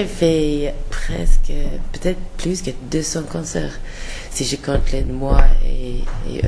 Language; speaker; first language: French; non-native, learner; English